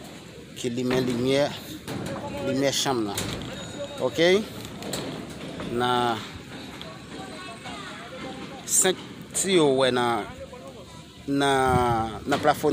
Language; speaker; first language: French; non-native, learner; Haitian Creole